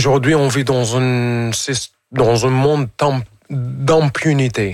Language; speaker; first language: French; non-native, fluent; Arabic